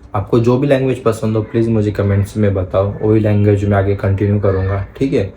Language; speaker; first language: Hindi; non-native, local second language; Marathi